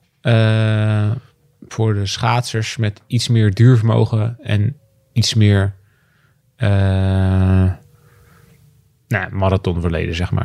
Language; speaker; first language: Dutch; native; Dutch